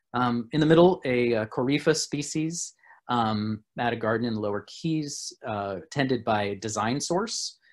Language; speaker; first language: English; native; English